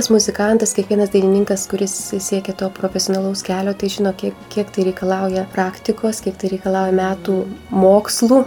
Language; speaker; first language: Lithuanian; native; Lithuanian